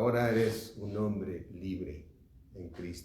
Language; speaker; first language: Spanish; native; Spanish